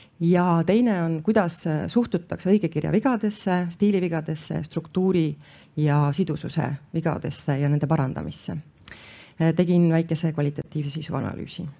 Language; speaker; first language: Estonian; native; Estonian